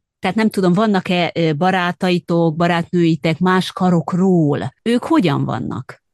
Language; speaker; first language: Hungarian; native; Hungarian